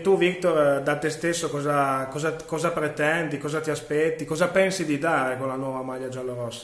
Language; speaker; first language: Italian; native; Italian